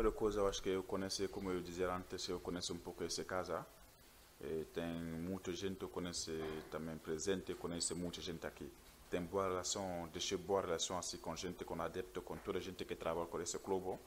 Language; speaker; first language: Portuguese; non-native, learner; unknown